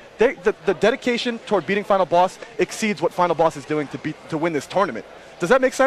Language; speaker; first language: English; native; English